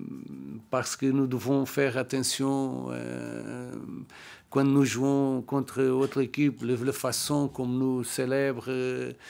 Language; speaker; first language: French; non-native, learner; Portuguese